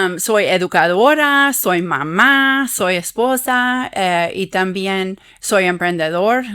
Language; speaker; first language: Spanish; non-native, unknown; English